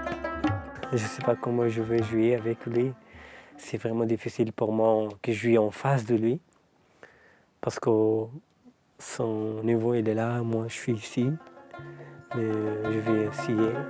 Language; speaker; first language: French; non-native, learner; Persian